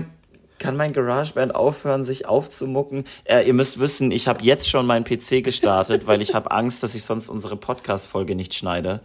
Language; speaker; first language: German; native; German